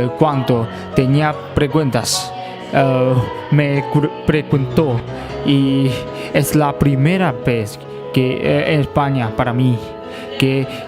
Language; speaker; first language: Spanish; non-native, learner; Chinese